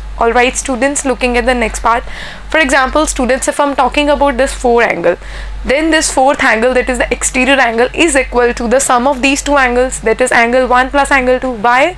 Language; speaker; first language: English; non-native, local second language; Hindi